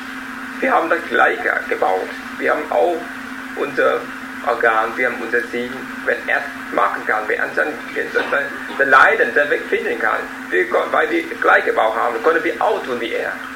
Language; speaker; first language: German; non-native, learner; Vietnamese